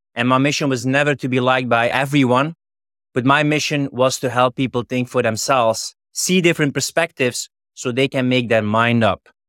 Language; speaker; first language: English; non-native, fluent; Dutch